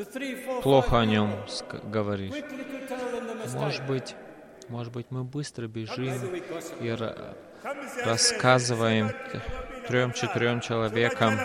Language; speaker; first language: Russian; non-native, fluent; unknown